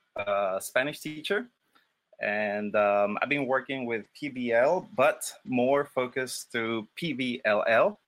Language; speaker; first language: English; non-native, fluent; Spanish